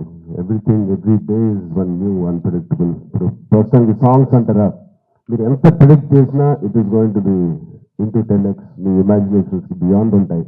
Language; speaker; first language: Telugu; native; Telugu